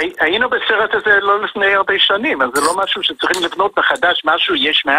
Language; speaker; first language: Hebrew; non-native, fluent; English